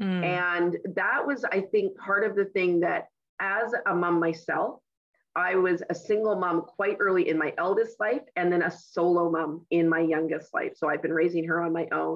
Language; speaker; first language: English; native; English